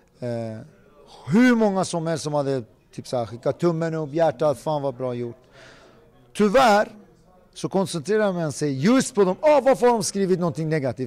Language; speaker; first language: Swedish; early bilingual, other home language; Persian